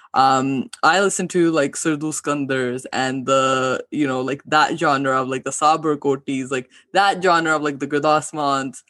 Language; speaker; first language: English; early bilingual, other home language; Hindi